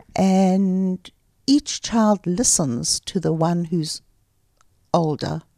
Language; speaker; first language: English; native; English